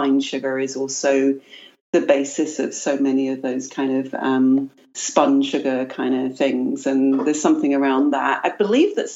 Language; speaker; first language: English; native; English